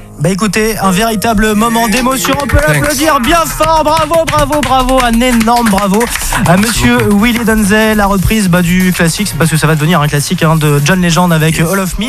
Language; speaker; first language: French; native; French